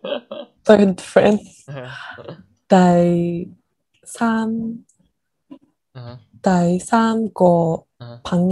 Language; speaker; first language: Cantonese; non-native, learner; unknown